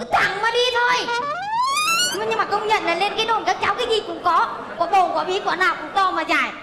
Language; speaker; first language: Vietnamese; non-native, local second language; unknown